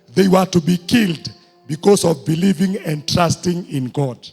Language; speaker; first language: English; non-native, local second language; Swahili